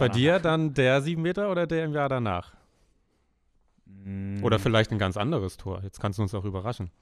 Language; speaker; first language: German; native; German